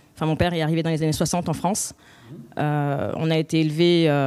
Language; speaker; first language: French; native; French